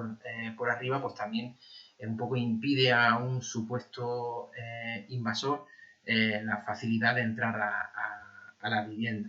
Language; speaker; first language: Spanish; native; Spanish